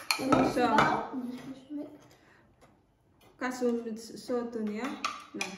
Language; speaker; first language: German; early bilingual, other home language; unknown